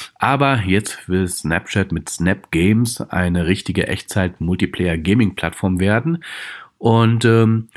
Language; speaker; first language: German; native; German